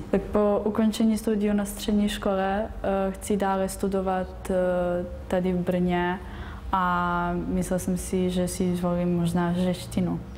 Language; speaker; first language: Czech; non-native, fluent; Persian